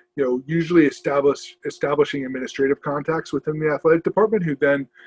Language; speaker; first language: English; native; English